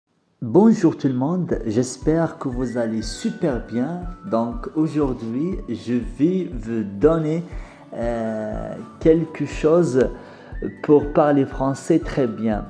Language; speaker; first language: French; non-native, fluent; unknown